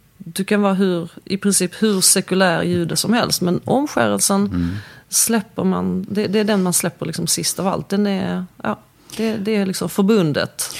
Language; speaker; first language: Swedish; early bilingual, other home language; Polish